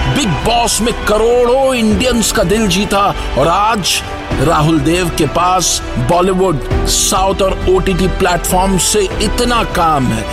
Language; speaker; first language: Hindi; native; Hindi